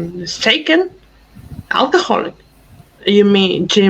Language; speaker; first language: English; non-native, fluent; Russian